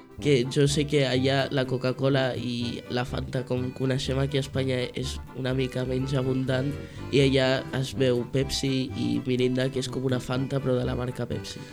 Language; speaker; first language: Catalan; early bilingual, heritage; Catalan